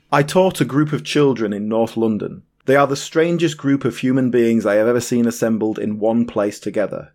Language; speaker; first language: English; native; English